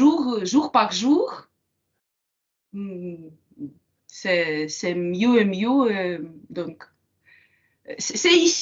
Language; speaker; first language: French; non-native, learner; Ukrainian